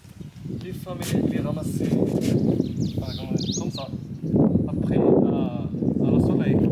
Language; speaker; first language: French; non-native, learner; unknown